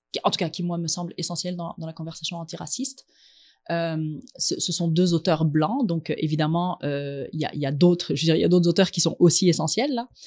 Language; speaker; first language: French; early bilingual, other home language; Arabic